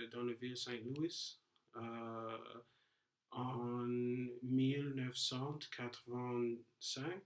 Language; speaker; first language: French; non-native, learner; English